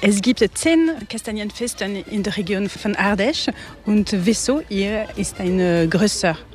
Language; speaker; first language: German; non-native, learner; French